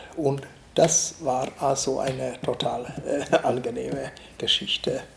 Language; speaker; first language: German; non-native, fluent; Hungarian